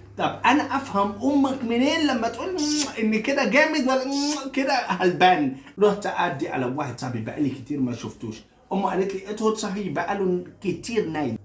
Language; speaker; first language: Egyptian Arabic; non-native, fluent; English